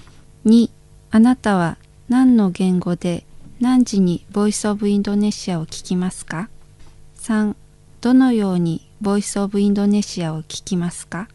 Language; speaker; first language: Japanese; non-native, fluent; Indonesian